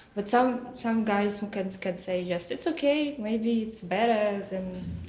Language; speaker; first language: English; non-native, learner; Russian